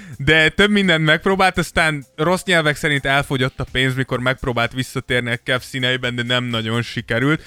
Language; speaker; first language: Hungarian; native; Hungarian